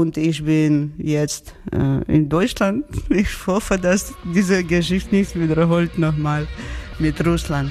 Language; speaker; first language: German; non-native, learner; Georgian